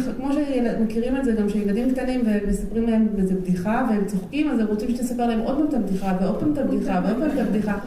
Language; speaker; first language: Hebrew; native; Hebrew